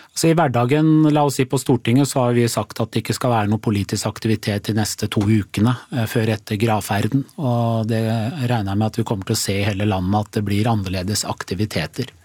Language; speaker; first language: Norwegian; early bilingual, other home language; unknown